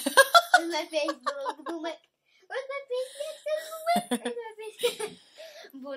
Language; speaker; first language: English; native; English